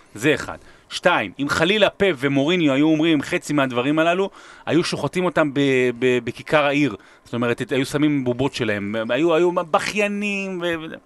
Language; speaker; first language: Hebrew; native; Hebrew